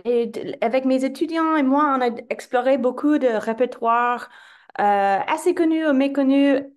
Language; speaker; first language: French; non-native, fluent; English